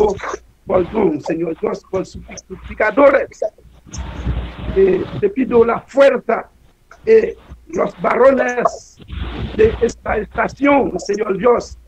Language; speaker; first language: Spanish; non-native, learner; Haitian Creole